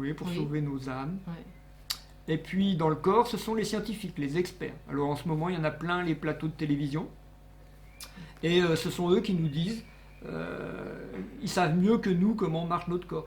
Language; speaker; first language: French; native; French